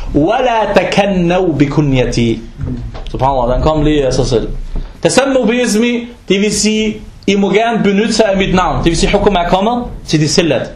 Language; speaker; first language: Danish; non-native, fluent; Arabic